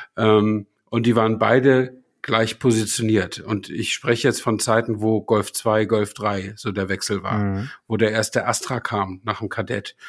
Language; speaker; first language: German; native; German